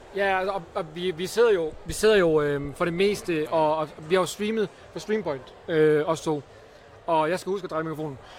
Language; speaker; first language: Danish; native; Danish